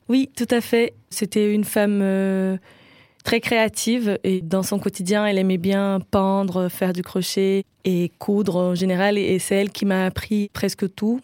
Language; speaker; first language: French; non-native, fluent; Portuguese